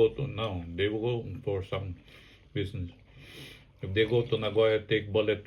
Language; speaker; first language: English; non-native, learner; Japanese